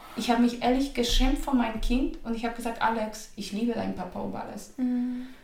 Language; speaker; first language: German; non-native, fluent; Polish